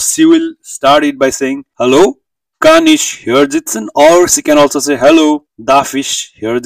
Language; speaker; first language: German; non-native, learner; Nepali